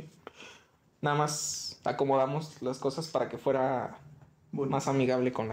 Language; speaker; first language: Spanish; native; Spanish